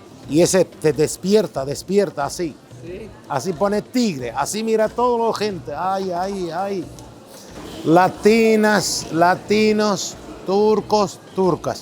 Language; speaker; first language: Spanish; non-native, learner; Turkish